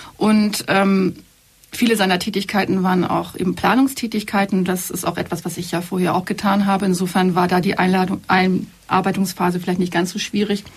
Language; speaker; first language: German; native; German